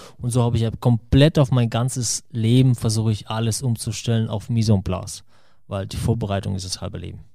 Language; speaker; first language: German; non-native, fluent; Russian